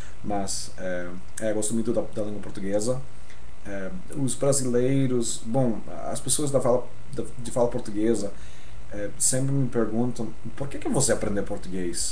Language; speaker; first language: Portuguese; non-native, fluent; English